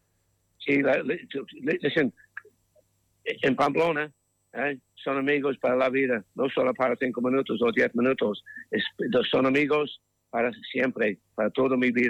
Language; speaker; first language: Spanish; non-native, learner; English